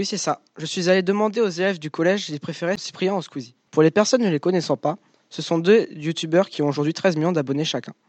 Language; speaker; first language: French; native; French